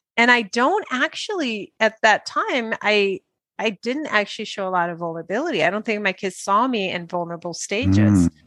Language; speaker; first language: English; non-native, fluent; Spanish